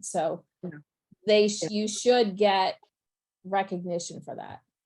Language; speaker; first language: English; native; English